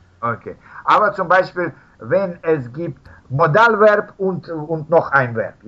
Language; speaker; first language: German; non-native, fluent; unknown